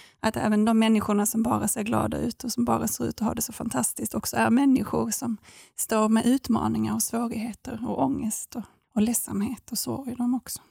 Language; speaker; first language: Swedish; native; Swedish